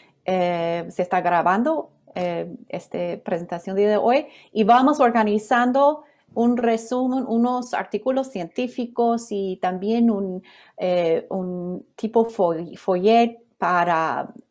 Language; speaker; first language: Spanish; non-native, fluent; English